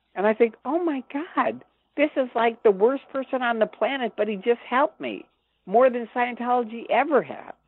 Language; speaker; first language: English; native; English